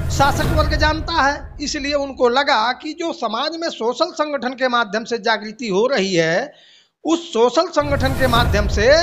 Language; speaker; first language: Hindi; native; Hindi